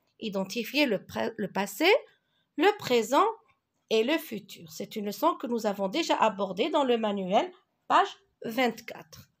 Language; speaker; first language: French; non-native, local second language; Arabic